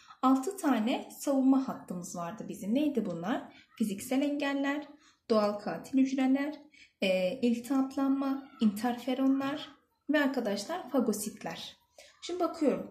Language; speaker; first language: Turkish; native; Turkish